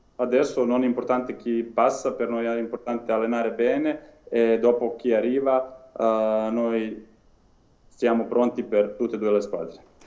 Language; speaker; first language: Italian; non-native, learner; Serbian